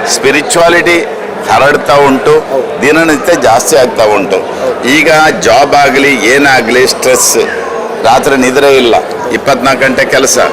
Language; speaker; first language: Kannada; native; Kannada